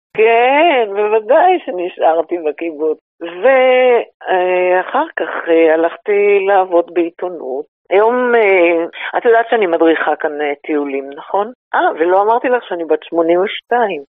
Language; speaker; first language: Hebrew; native; Hebrew